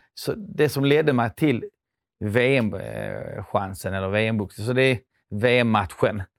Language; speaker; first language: Swedish; early bilingual, other home language; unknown